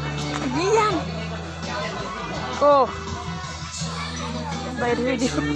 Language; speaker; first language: Chinese; non-native, learner; Indonesian